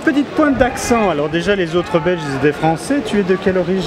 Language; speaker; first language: French; native; French